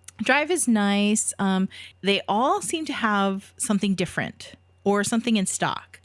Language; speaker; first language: English; native; English